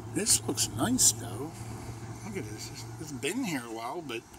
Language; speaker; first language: English; native; English